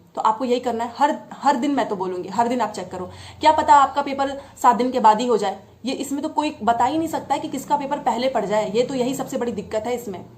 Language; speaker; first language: Hindi; native; Hindi